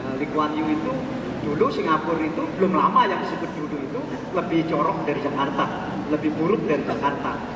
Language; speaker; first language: Indonesian; non-native, local second language; Javanese